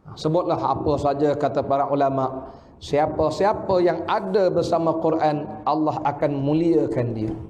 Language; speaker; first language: Malay; native; Malay